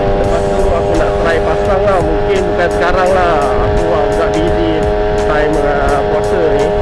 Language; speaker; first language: Malay; native; Malay